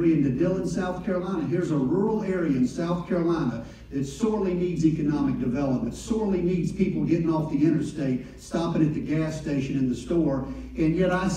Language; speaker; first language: English; native; English